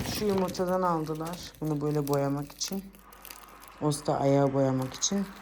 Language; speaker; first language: Turkish; early bilingual, heritage; Turkish